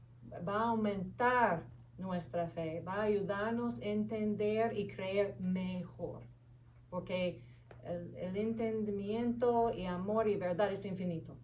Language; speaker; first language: Spanish; non-native, fluent; English